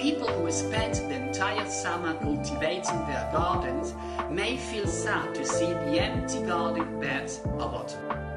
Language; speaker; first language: English; non-native, fluent; Spanish